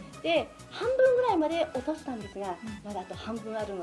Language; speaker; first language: Japanese; native; Japanese